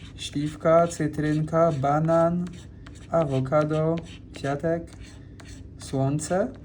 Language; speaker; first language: Polish; non-native, fluent; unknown